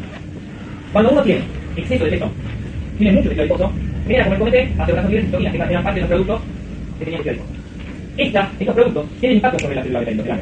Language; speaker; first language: Spanish; native; Spanish